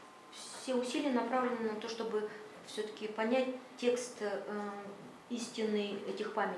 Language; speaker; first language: Russian; native; Russian